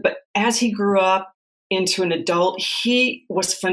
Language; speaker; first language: English; native; English